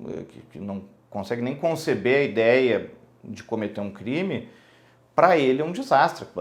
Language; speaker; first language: Portuguese; native; Portuguese